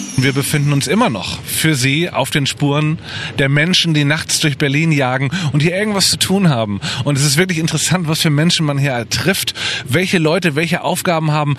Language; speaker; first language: German; native; German